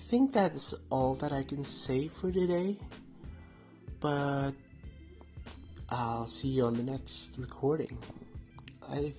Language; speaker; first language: English; non-native, local second language; Filipino